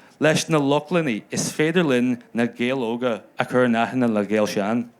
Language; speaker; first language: Irish; non-native, local second language; English